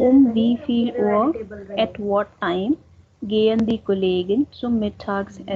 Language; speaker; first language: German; non-native, fluent; Hindi